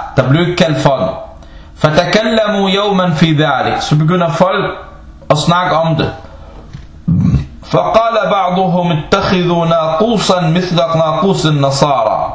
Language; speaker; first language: Danish; non-native, local second language; Arabic